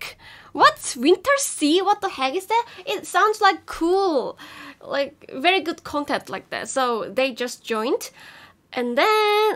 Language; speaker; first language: English; non-native, learner; Korean